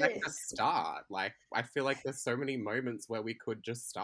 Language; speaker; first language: English; native; English